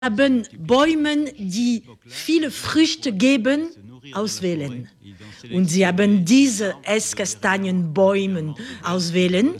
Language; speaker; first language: German; non-native, learner; French